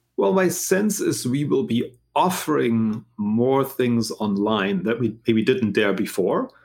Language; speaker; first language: English; non-native, fluent; German